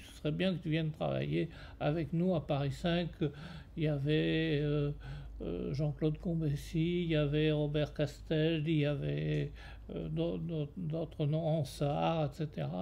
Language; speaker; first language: French; native; French